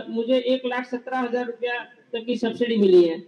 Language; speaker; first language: Hindi; non-native, local second language; Gujarati